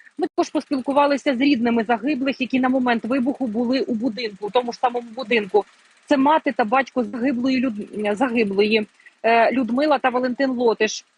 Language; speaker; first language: Ukrainian; native; Ukrainian